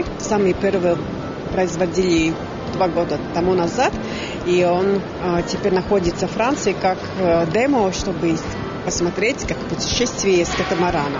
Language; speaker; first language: Russian; non-native, fluent; Latvian